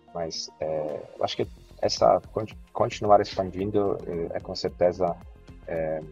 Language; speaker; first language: Portuguese; non-native, fluent; Polish